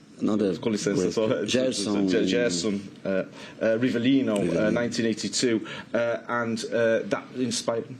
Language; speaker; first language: Portuguese; non-native, fluent; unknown